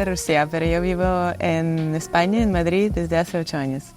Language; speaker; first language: Spanish; non-native, fluent; Russian